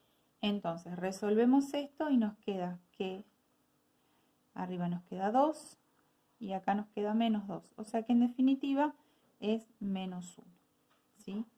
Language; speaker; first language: Spanish; native; Spanish